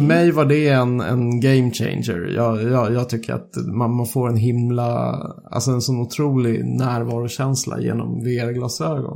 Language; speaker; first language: Swedish; native; Swedish